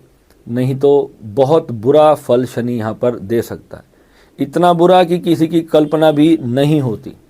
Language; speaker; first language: Hindi; native; Hindi